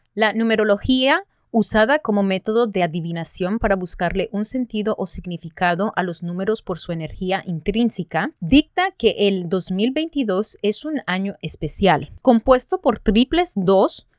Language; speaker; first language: Spanish; early bilingual, other home language; English